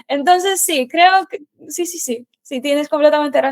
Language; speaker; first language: Spanish; non-native, fluent; Polish